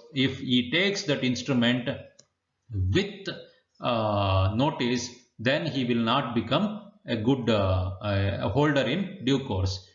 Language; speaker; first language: English; non-native, local second language; Kannada